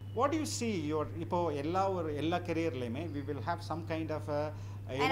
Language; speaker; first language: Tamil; native; Tamil